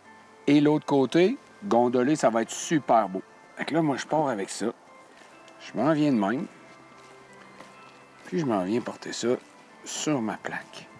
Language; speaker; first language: French; native; French